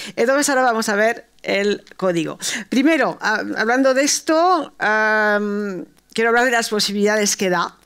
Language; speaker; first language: Spanish; early bilingual, heritage; Spanish